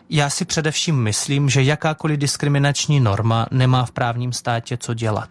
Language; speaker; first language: Czech; non-native, fluent; Russian